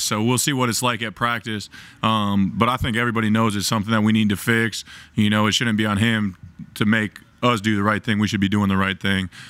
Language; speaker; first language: English; native; English